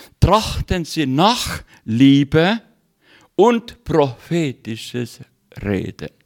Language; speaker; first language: German; non-native, learner; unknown